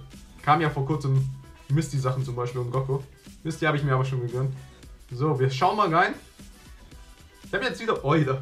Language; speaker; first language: German; native; German